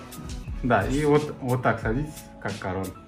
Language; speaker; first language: Russian; non-native, local second language; Uzbek